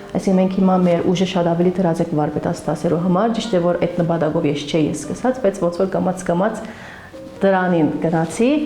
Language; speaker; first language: Armenian; early bilingual, heritage; Armenian